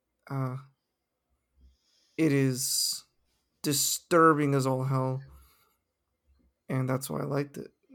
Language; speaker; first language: English; early bilingual, other home language; Spanish